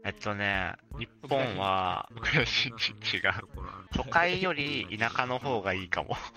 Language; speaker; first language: Japanese; non-native, fluent; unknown